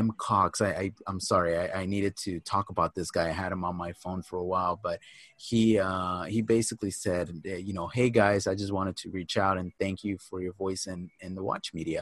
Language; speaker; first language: English; native; English